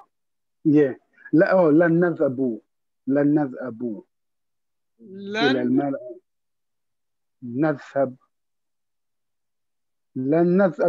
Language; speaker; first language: Arabic; non-native, learner; English